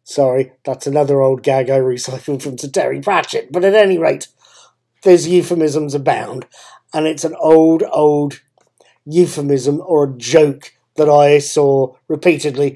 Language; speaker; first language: English; native; English